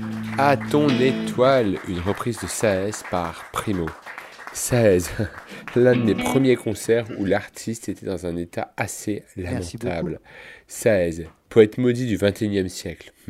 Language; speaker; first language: French; native; French